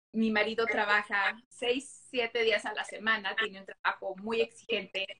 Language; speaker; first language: Spanish; early bilingual, heritage; Spanish